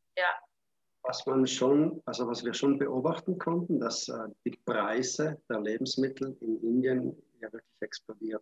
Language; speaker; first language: German; native; German